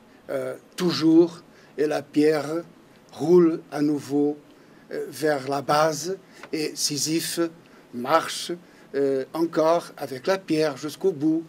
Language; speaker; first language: French; non-native, fluent; Portuguese